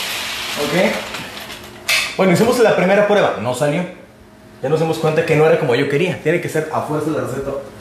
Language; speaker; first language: Spanish; native; Spanish